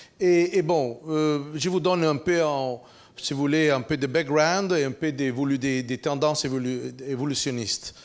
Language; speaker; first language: French; non-native, fluent; Italian